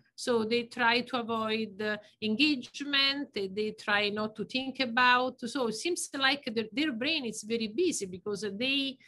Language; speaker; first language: English; non-native, fluent; Italian